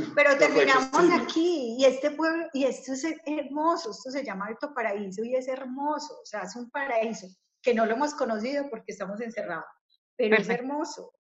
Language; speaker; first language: Spanish; native; Spanish